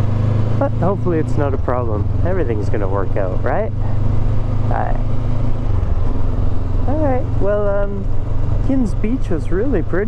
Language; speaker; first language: English; native; English